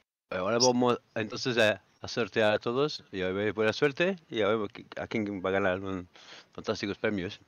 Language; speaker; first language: Spanish; native; Spanish